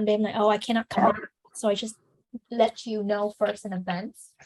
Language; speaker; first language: English; non-native, fluent; Vietnamese